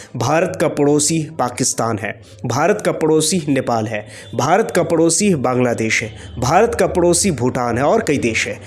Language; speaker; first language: Hindi; native; Hindi